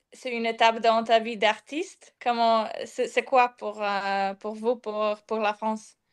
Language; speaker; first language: French; non-native, fluent; Polish